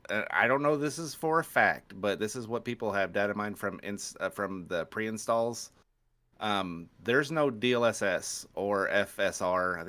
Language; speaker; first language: English; native; English